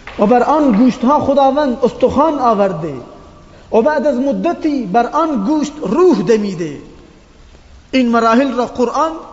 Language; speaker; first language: Persian; non-native, local second language; Baluchi